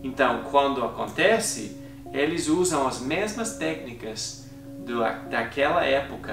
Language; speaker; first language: Portuguese; non-native, fluent; English